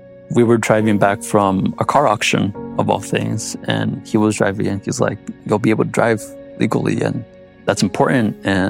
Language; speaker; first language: English; native; English